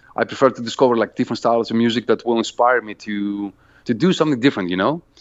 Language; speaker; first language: English; non-native, fluent; Greek